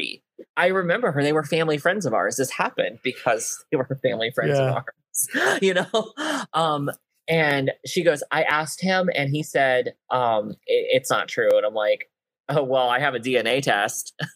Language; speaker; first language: English; native; English